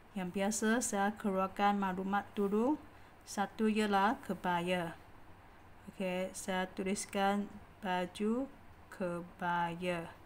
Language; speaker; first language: Malay; non-native, local second language; Chinese